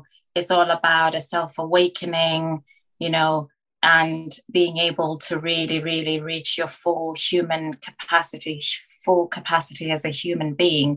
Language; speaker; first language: English; non-native, local second language; Tswana